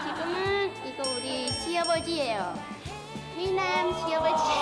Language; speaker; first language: Korean; non-native, learner; Vietnamese